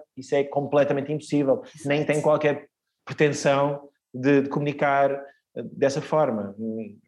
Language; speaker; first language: Portuguese; early bilingual, other home language; Swedish